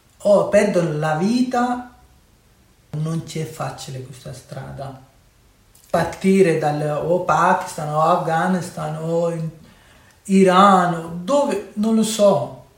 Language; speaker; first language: Italian; non-native, learner; Urdu